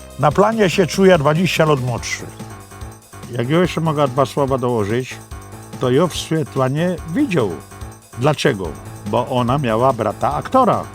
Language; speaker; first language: Polish; native; Polish